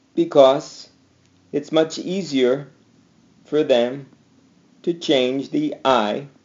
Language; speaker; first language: English; native; English